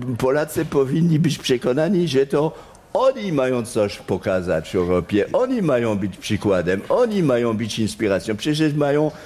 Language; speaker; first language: Polish; non-native, fluent; French